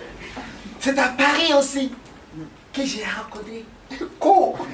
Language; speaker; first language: French; non-native, local second language; Bambara